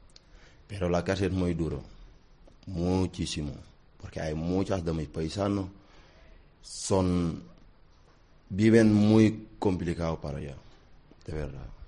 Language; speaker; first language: Spanish; non-native, learner; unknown